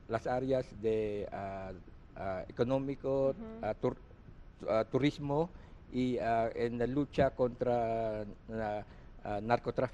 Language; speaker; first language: Spanish; non-native, learner; Filipino